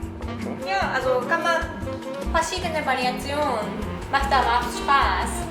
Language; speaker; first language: German; non-native, learner; Japanese